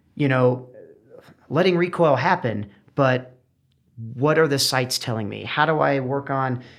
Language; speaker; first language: English; native; English